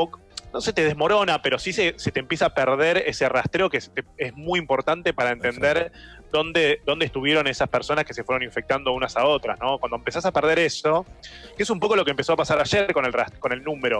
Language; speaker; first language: Spanish; native; Spanish